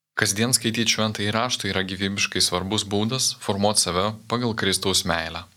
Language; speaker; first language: Lithuanian; native; Lithuanian